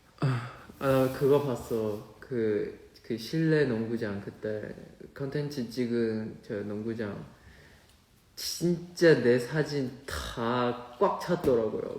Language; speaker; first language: Korean; non-native, fluent; Chinese